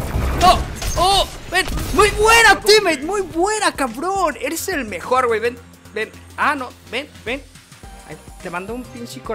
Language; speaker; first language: Spanish; native; Spanish